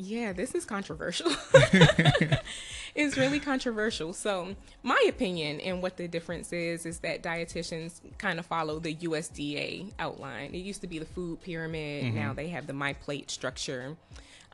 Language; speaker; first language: English; native; English